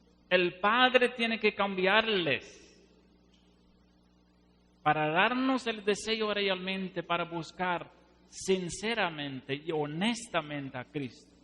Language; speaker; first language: Spanish; non-native, fluent; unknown